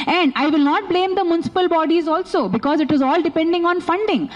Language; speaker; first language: English; non-native, local second language; Telugu